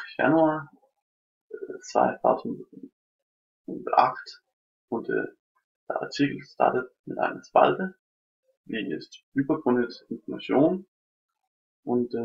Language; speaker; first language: German; non-native, learner; Danish